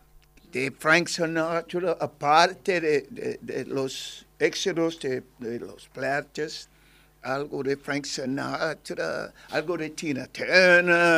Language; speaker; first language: Spanish; non-native, learner; English